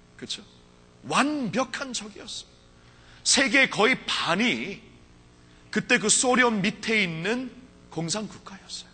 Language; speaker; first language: Korean; early bilingual, heritage; Korean